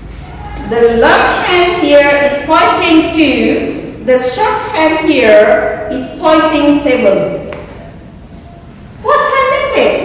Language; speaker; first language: English; non-native, learner; Indonesian